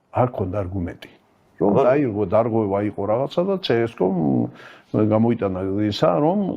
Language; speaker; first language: Georgian; native; Georgian